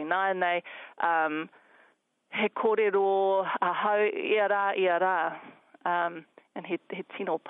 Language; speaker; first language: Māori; non-native, learner; English